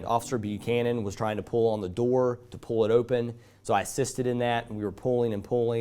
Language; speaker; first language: English; native; English